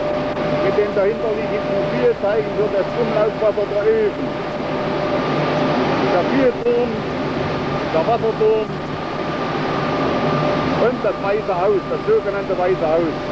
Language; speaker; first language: German; native; German